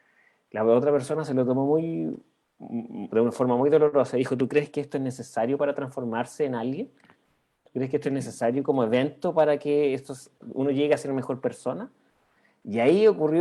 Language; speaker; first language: Spanish; native; Spanish